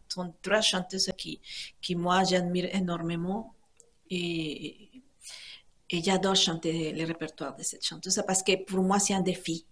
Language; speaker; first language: French; non-native, fluent; Spanish